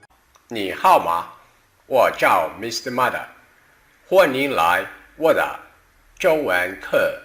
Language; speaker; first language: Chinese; non-native, learner; Portuguese